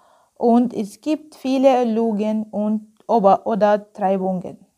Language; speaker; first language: German; non-native, learner; Arabic